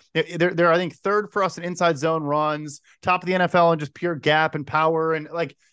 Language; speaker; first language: English; native; English